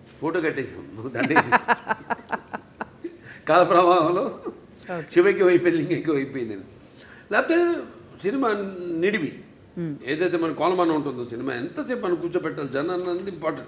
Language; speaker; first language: Telugu; native; Telugu